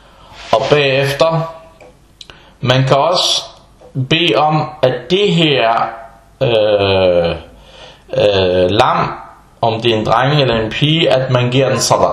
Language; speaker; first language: Danish; non-native, fluent; Arabic